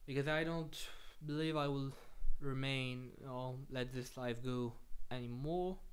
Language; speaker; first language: English; non-native, fluent; French